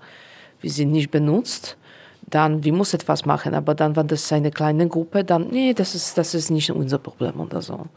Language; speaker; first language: German; non-native, learner; Polish